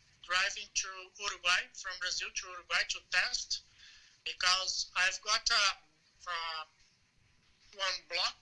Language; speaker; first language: English; non-native, learner; Portuguese